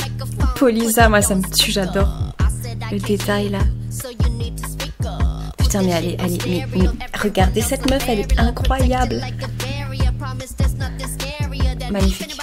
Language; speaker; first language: French; native; French